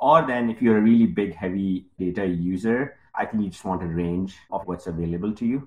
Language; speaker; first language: English; non-native, local second language; Urdu